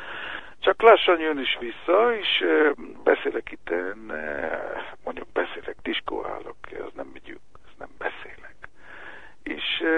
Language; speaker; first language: Hungarian; early bilingual, heritage; Hebrew